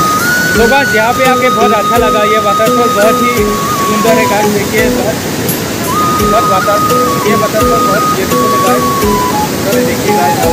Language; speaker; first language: Hindi; non-native, local second language; Karbi